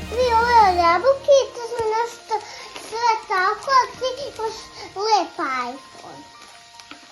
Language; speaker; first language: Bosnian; early bilingual, heritage; Serbian